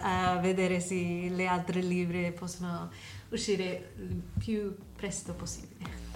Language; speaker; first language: Italian; non-native, learner; English